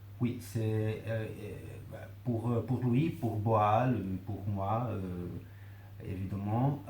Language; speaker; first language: French; non-native, fluent; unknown